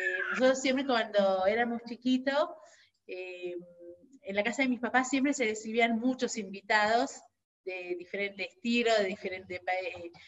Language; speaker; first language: Spanish; non-native, fluent; Hebrew